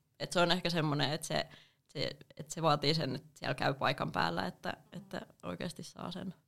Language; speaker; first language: Finnish; native; Finnish